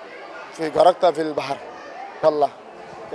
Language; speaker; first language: Arabic; non-native, learner; Rohingya